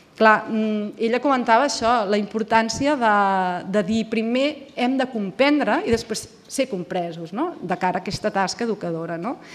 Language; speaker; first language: Catalan; native; Catalan